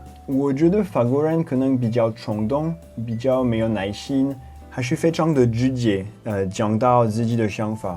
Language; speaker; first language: Chinese; non-native, fluent; French